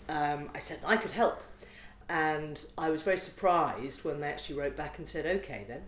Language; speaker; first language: English; native; English